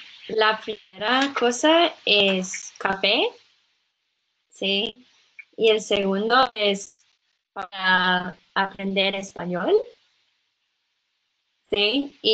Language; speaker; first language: Spanish; non-native, learner; English